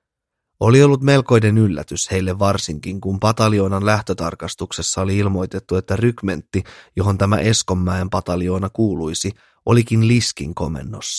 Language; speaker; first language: Finnish; native; Finnish